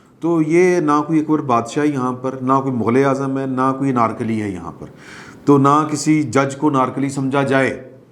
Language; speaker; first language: Urdu; non-native, local second language; Punjabi